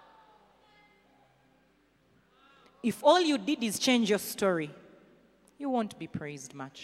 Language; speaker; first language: English; non-native, local second language; Nyankole